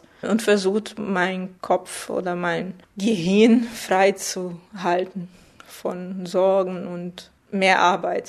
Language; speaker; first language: German; non-native, fluent; Portuguese